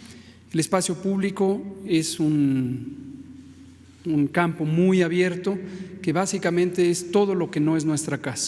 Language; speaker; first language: Spanish; native; Spanish